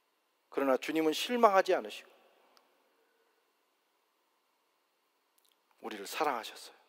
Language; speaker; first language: Korean; native; Korean